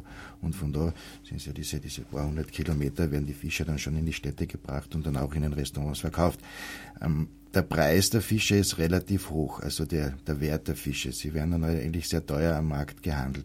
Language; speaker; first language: German; native; German